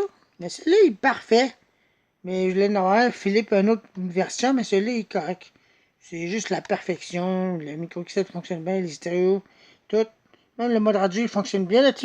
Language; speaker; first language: French; native; French